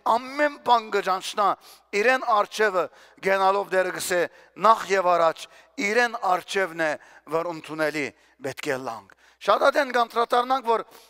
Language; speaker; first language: Armenian; native; Armenian